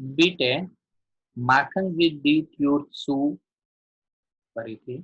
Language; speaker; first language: German; non-native, learner; Gujarati